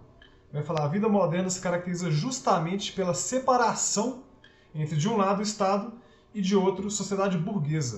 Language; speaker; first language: Portuguese; native; Portuguese